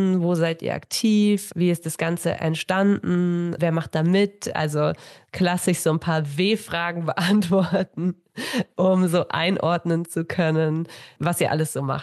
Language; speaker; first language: German; native; German